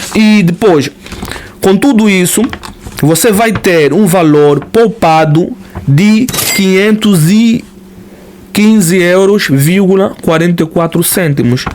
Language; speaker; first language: Portuguese; native; Portuguese